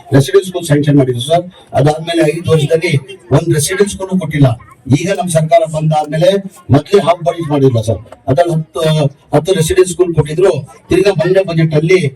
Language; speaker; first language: Kannada; non-native, local second language; Urdu